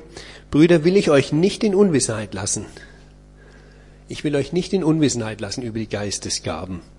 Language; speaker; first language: German; native; German